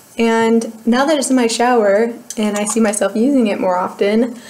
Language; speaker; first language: English; native; English